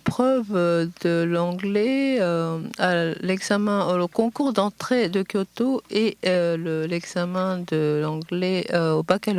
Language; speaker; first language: French; non-native, fluent; Japanese